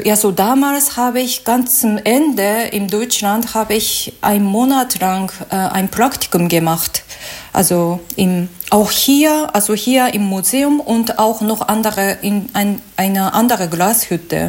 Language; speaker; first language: German; non-native, learner; Japanese